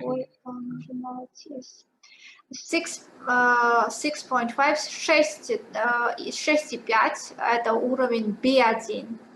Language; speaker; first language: Russian; non-native, fluent; Georgian